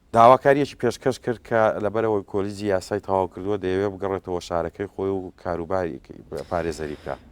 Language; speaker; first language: Central Kurdish; native; Central Kurdish